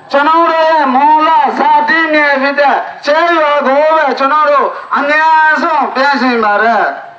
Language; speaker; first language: Burmese; non-native, local second language; Rohingya